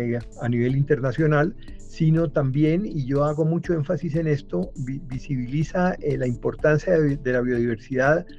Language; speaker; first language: Spanish; native; Spanish